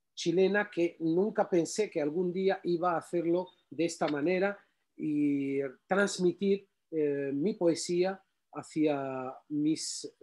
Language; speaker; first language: Spanish; non-native, fluent; Arabic